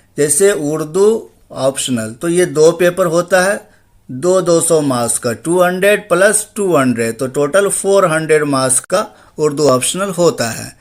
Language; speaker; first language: Urdu; native; Urdu